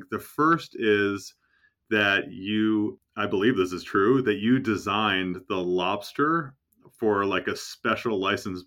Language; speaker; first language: English; native; English